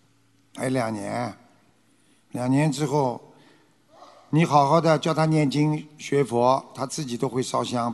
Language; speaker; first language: Chinese; native; Chinese